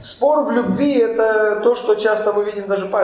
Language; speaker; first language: Polish; non-native, learner; Russian